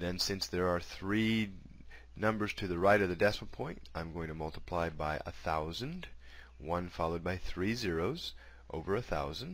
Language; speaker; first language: English; native; English